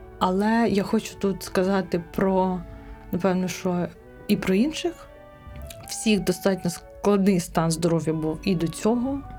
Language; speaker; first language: Ukrainian; non-native, local second language; Crimean Tatar